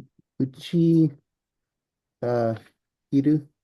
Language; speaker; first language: Japanese; non-native, learner; English